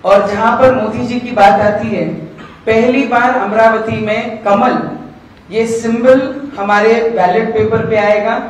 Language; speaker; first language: Hindi; non-native, local second language; Marathi